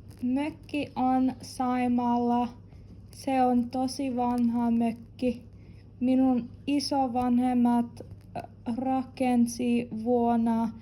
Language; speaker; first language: Finnish; non-native, learner; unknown